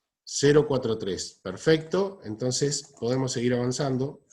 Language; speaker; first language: Spanish; native; Spanish